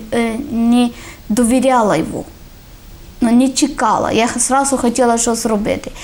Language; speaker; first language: Ukrainian; non-native, learner; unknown